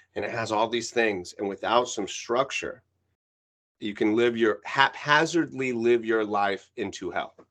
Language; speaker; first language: English; early bilingual, other home language; Spanish